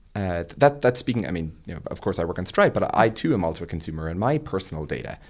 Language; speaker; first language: English; native; English